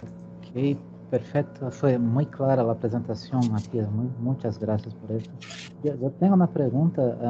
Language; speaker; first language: Spanish; non-native, fluent; Portuguese